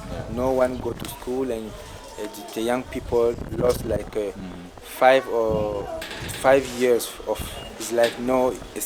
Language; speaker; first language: English; non-native, fluent; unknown